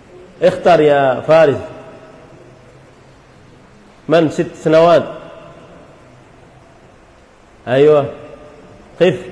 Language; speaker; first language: Arabic; non-native, fluent; Indonesian